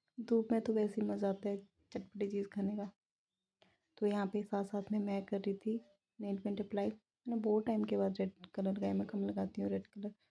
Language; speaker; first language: Hindi; native; Hindi